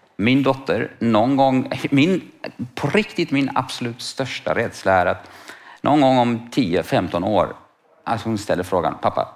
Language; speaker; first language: Swedish; non-native, fluent; Kurdish